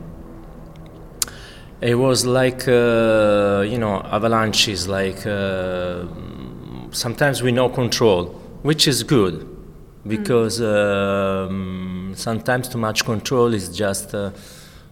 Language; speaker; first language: English; non-native, fluent; Italian